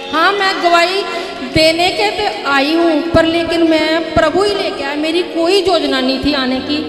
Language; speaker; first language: Hindi; native; Hindi